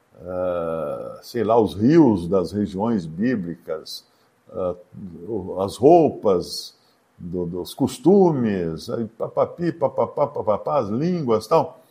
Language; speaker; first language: Portuguese; native; Portuguese